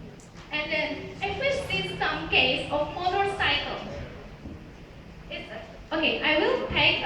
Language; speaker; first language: English; non-native, learner; Indonesian